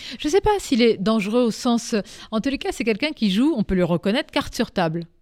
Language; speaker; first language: French; non-native, local second language; Arabic